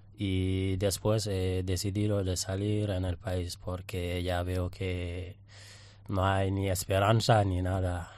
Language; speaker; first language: Spanish; non-native, fluent; Wolof